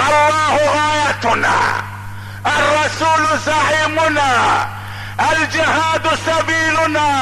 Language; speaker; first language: Arabic; native; Arabic